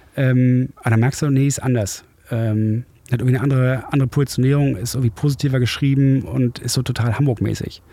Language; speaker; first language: German; native; German